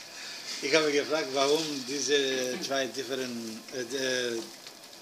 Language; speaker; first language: German; non-native, learner; Greek